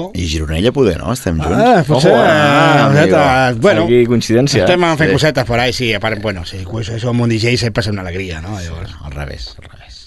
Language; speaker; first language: Catalan; native; Catalan